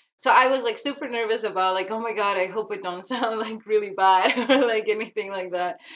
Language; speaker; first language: English; non-native, fluent; Spanish